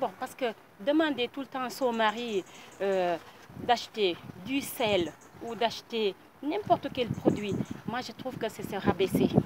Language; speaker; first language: French; non-native, local second language; Wolof